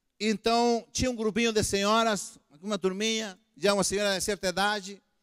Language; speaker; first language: Portuguese; non-native, fluent; Spanish